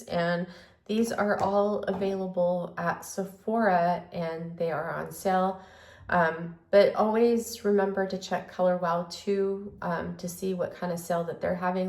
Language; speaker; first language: English; native; English